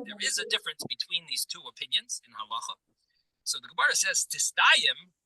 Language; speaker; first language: English; native; English